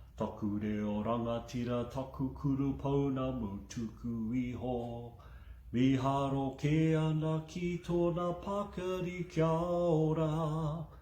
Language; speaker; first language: Māori; non-native, local second language; English